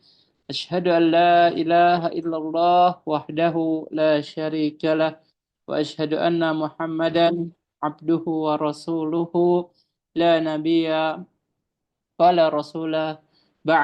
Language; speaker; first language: Arabic; non-native, fluent; Indonesian